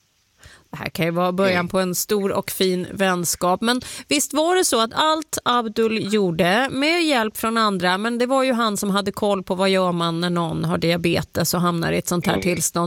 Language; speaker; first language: Swedish; native; Swedish